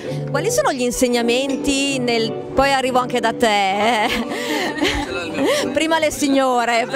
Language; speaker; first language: Italian; native; Italian